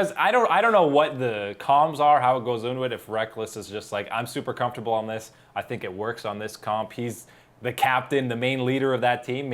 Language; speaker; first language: English; native; English